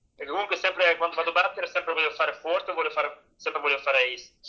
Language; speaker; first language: Italian; non-native, learner; Hungarian